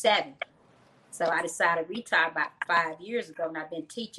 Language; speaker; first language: English; native; English